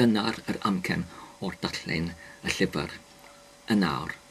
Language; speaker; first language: Welsh; non-native, learner; English